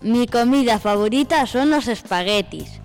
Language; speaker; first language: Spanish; non-native, local second language; Galician